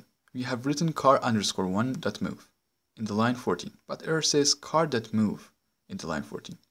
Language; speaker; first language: English; non-native, fluent; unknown